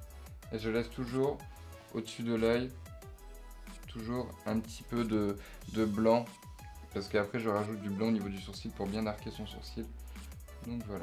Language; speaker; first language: French; native; French